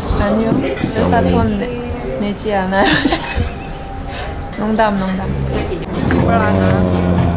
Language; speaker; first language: Korean; non-native, learner; Thai